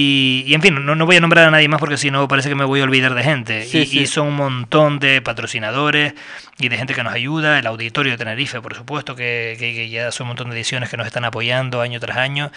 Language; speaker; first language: Spanish; native; Spanish